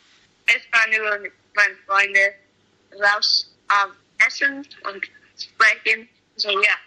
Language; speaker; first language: German; non-native, learner; English